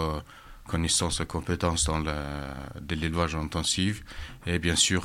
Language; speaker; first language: French; non-native, fluent; Mongolian